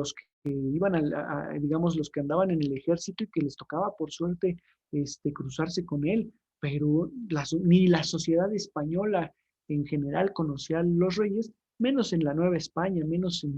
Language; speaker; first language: Spanish; native; Spanish